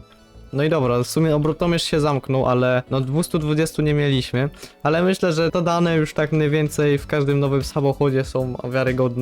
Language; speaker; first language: Polish; native; Polish